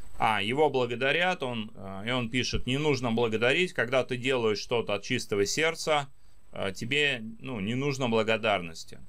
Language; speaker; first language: Russian; native; Russian